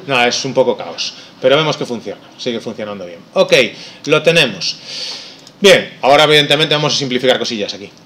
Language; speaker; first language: Spanish; non-native, local second language; Galician